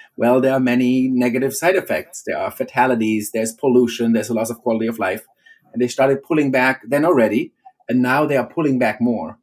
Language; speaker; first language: English; non-native, fluent; German